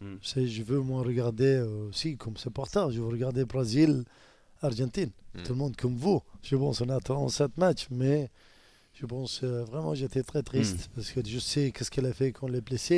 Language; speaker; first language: French; non-native, learner; Arabic